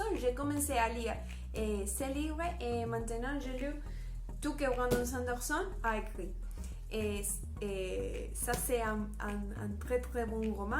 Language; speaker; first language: French; non-native, learner; Spanish